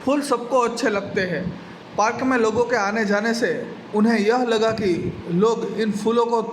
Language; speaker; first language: Hindi; non-native, local second language; Gujarati